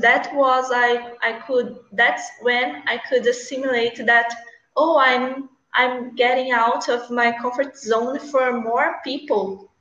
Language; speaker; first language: English; non-native, learner; Portuguese